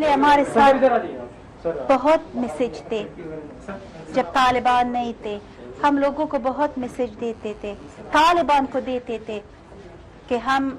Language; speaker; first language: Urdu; non-native, learner; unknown